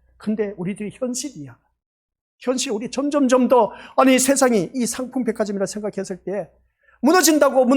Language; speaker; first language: Korean; native; Korean